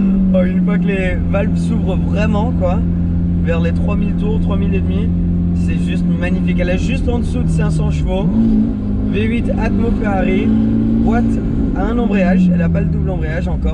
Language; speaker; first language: French; native; French